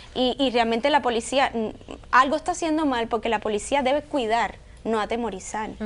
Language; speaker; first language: Spanish; native; Spanish